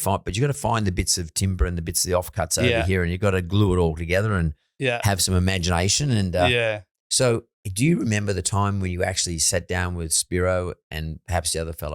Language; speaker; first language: English; native; English